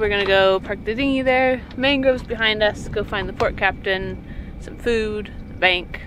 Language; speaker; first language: English; native; English